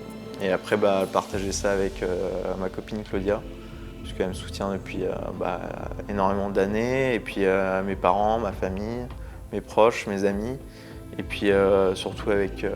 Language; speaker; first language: French; native; French